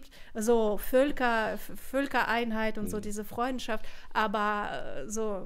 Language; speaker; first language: German; non-native, fluent; Russian